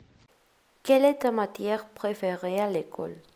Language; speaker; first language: French; non-native, learner; Spanish